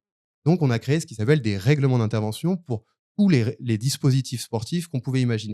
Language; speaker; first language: French; native; French